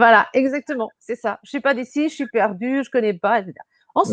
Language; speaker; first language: French; non-native, fluent; Portuguese